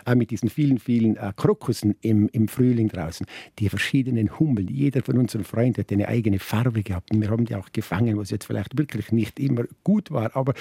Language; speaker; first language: German; native; German